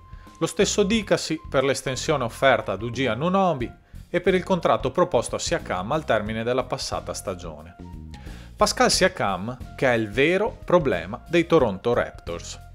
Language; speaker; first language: Italian; native; Italian